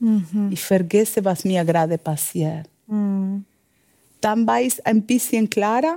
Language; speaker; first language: German; non-native, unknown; Spanish